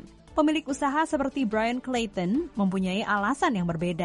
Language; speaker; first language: Indonesian; native; Indonesian